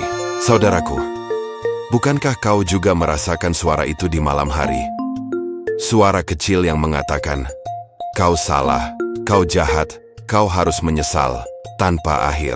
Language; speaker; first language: Indonesian; native; Indonesian